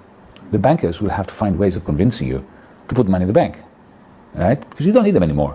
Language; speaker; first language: English; non-native, fluent; Greek